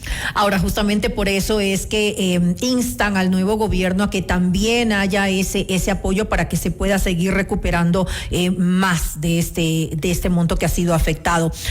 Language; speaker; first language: Spanish; native; Spanish